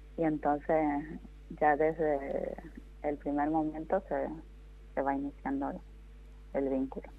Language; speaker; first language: Spanish; non-native, local second language; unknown